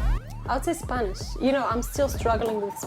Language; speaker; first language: English; non-native, fluent; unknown